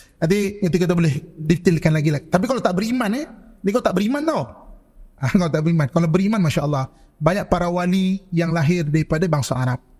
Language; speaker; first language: Malay; native; Malay